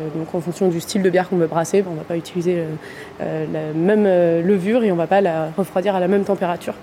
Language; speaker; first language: French; native; French